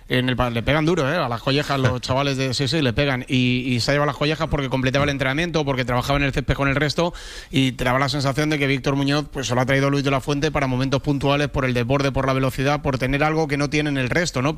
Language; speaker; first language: Spanish; native; Spanish